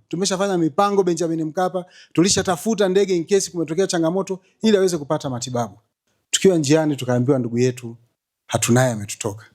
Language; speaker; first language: Swahili; native; Swahili